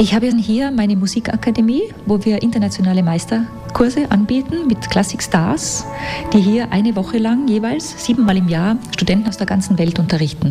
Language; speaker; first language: German; native; German